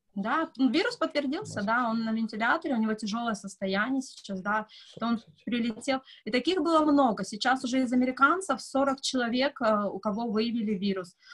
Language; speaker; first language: Russian; native; Russian